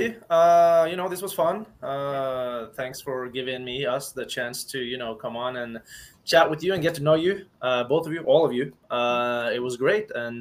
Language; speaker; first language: English; non-native, fluent; Norwegian